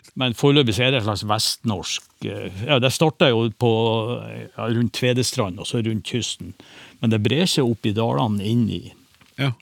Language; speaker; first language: Norwegian; native; Norwegian